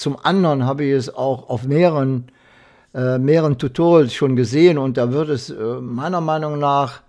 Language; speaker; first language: German; native; German